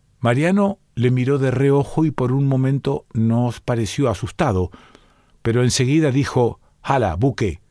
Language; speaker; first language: Spanish; native; Spanish